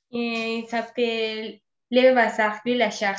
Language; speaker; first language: French; non-native, learner; Spanish